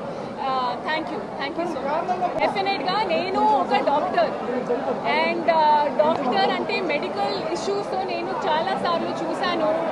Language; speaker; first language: Telugu; non-native, fluent; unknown